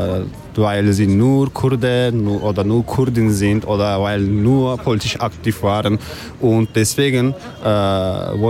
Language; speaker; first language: German; non-native, learner; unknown